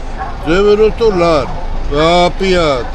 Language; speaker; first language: Russian; non-native, learner; Georgian